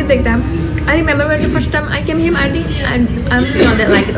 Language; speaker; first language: English; non-native, learner; Indonesian